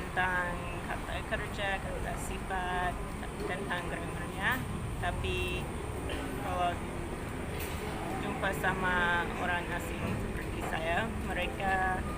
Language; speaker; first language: Indonesian; non-native, fluent; English